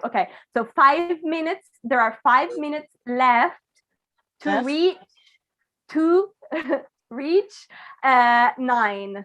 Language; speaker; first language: English; non-native, fluent; Italian